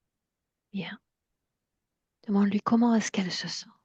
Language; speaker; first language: French; native; French